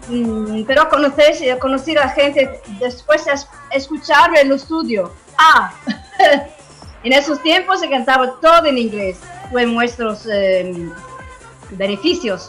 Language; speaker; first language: Spanish; non-native, learner; English